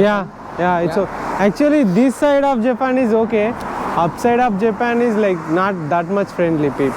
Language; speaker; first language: English; non-native, local second language; Telugu